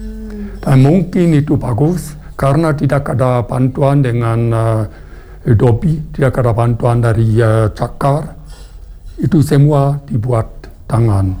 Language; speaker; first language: Indonesian; non-native, fluent; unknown